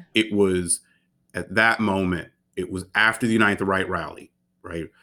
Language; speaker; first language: English; native; English